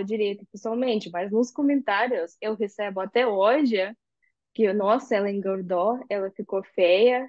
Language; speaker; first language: Portuguese; non-native, fluent; Russian